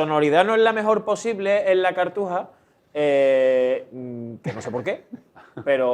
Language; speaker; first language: Spanish; native; Spanish